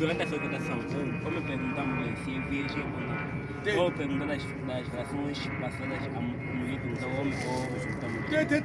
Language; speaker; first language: Portuguese; non-native, learner; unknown